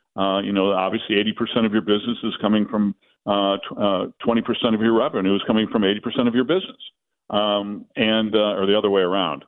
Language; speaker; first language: English; native; English